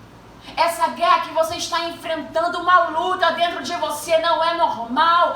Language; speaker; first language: Portuguese; native; Portuguese